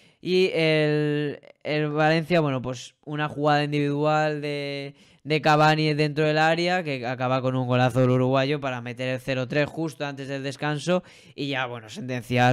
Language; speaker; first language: Spanish; native; Spanish